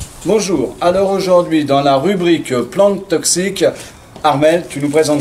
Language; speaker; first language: French; native; French